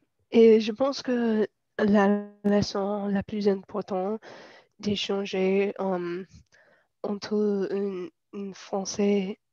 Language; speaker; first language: French; non-native, learner; English